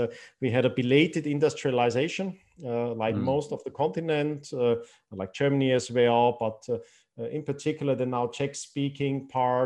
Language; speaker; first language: English; non-native, fluent; German